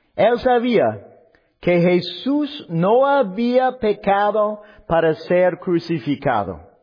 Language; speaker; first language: Spanish; non-native, learner; English